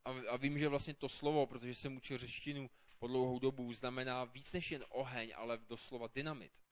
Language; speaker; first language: Czech; native; Czech